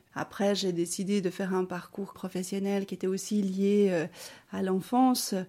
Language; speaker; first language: French; early bilingual, other home language; Spanish